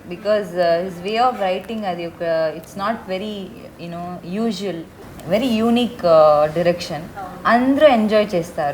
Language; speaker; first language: Telugu; non-native, learner; Tamil